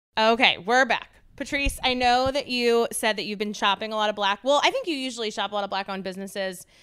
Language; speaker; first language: English; native; English